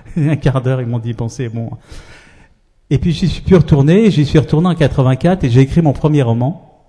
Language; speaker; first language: French; early bilingual, other home language; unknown